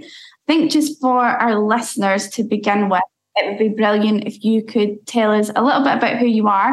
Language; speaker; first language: English; native; English